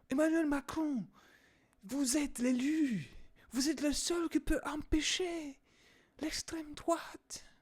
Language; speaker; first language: French; non-native, fluent; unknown